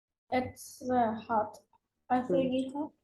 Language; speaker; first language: English; non-native, learner; Vietnamese